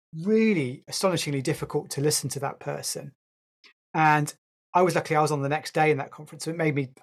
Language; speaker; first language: English; native; English